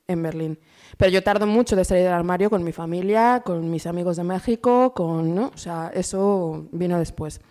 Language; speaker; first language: Spanish; native; Spanish